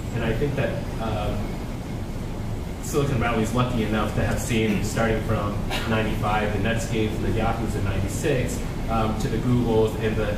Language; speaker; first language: English; native; English